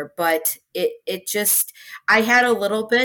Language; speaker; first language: English; native; English